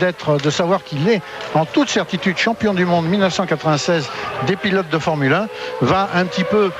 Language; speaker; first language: French; native; French